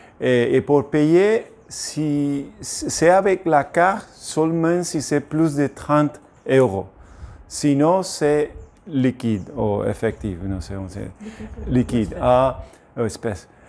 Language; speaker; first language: French; non-native, learner; Spanish